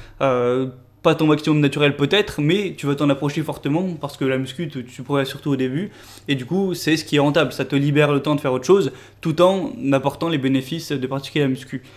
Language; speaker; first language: French; native; French